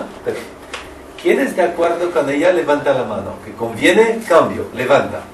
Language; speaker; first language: Spanish; non-native, learner; French